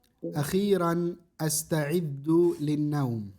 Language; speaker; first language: Arabic; non-native, fluent; Indonesian